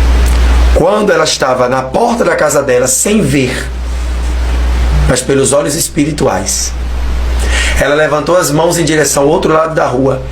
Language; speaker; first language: Portuguese; native; Portuguese